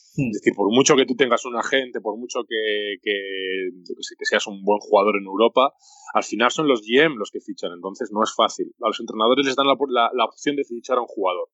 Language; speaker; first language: Spanish; native; Spanish